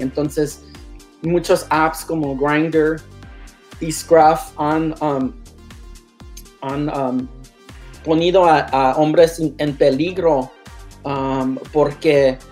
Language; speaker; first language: Spanish; non-native, learner; English